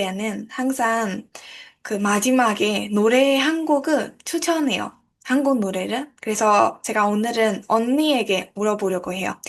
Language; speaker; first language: Korean; non-native, learner; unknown